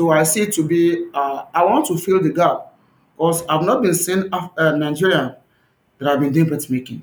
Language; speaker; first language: English; non-native, local second language; Yoruba